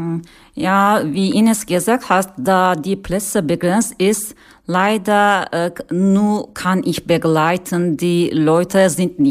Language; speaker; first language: German; non-native, learner; Turkish